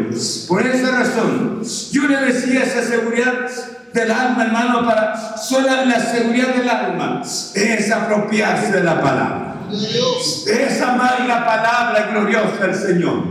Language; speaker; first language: Spanish; native; Spanish